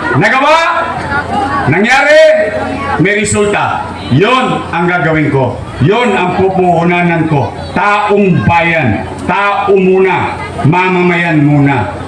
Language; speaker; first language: Filipino; native; Filipino